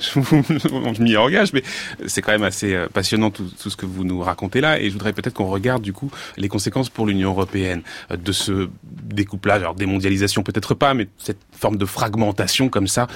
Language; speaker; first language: French; native; French